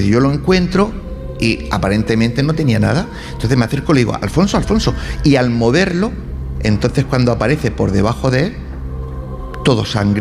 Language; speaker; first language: Spanish; native; Spanish